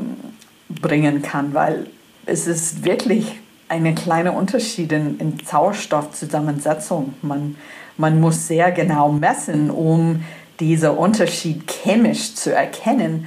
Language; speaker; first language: German; non-native, fluent; English